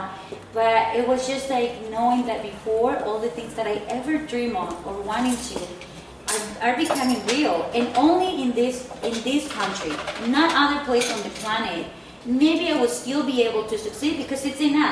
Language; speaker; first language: English; non-native, fluent; Spanish